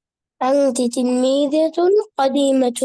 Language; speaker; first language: Arabic; non-native, learner; Bangla